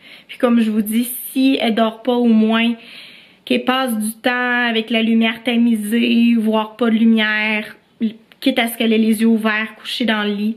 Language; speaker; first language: French; native; French